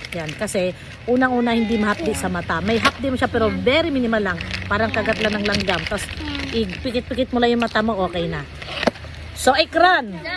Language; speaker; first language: Filipino; native; Filipino